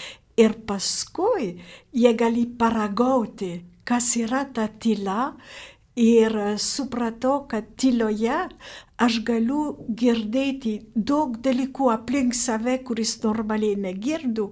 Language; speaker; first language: Lithuanian; non-native, fluent; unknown